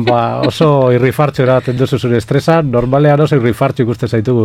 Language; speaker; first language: Basque; native; Basque